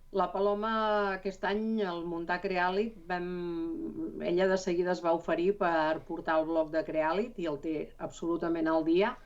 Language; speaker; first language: Catalan; native; Catalan